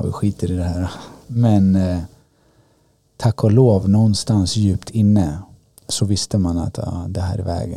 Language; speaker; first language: Swedish; early bilingual, other home language; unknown